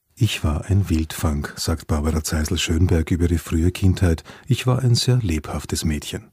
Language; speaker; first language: German; native; German